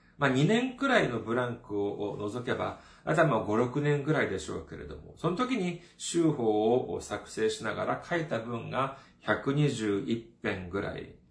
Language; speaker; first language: Japanese; non-native, fluent; Korean